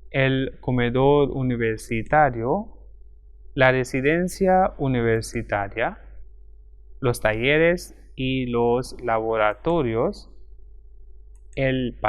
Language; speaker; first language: Spanish; non-native, fluent; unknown